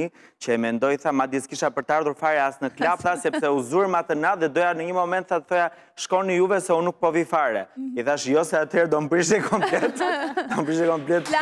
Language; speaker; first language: Albanian; native; Albanian